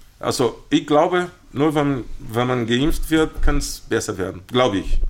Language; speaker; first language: German; non-native, fluent; Portuguese